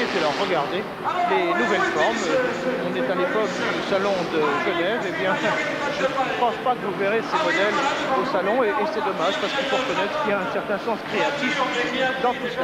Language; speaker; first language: French; native; French